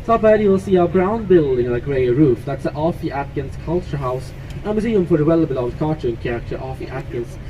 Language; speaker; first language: English; non-native, fluent; Swedish